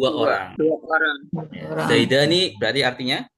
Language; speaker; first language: Indonesian; native; Indonesian